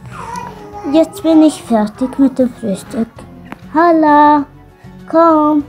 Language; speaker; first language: German; non-native, learner; Arabic